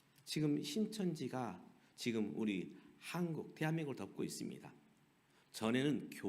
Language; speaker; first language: Korean; native; Korean